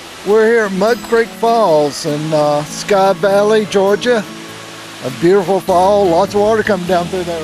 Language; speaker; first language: English; native; English